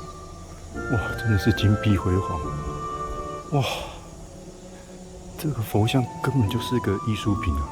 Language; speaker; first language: Chinese; native; Chinese